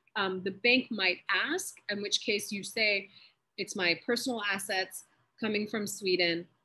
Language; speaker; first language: English; early bilingual, other home language; Persian